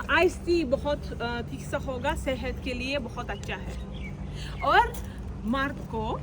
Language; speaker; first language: Hindi; non-native, fluent; Uzbek